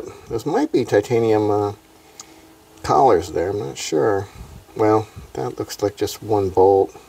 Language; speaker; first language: English; native; English